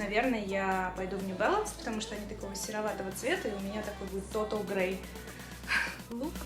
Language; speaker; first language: Russian; native; Russian